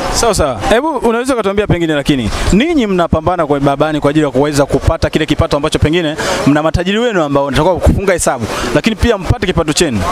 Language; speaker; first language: Swahili; native; Swahili